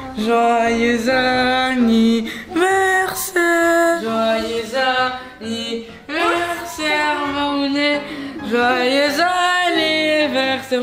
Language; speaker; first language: French; native; French